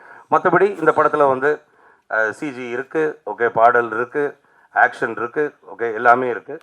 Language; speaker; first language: Tamil; native; Tamil